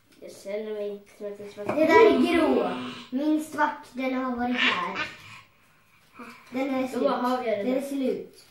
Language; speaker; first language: Swedish; early bilingual, other home language; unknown